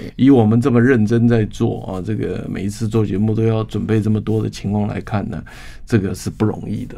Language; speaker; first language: Chinese; native; Chinese